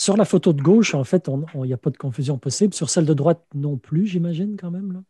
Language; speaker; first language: French; native; French